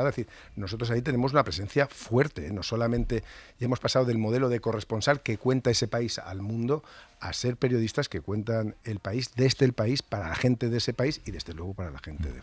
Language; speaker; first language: Spanish; native; Spanish